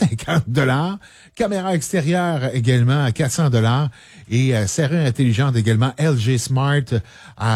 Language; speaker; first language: French; native; French